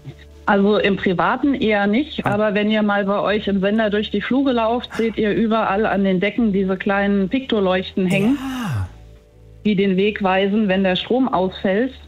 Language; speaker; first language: German; native; German